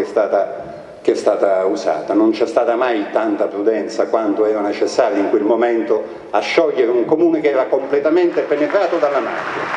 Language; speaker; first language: Italian; native; Italian